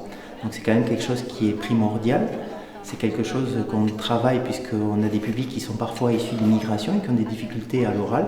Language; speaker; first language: French; native; French